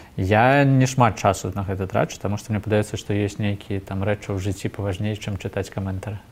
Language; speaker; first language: Belarusian; non-native, local second language; Russian